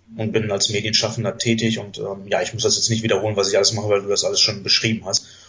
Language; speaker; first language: German; native; German